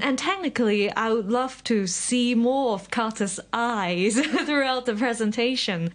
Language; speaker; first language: English; non-native, local second language; Cantonese